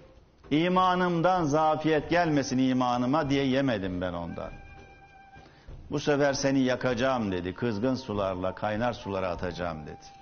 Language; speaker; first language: Turkish; native; Turkish